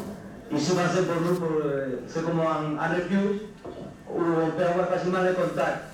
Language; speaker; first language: French; non-native, fluent; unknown